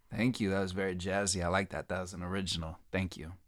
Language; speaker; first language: English; native; English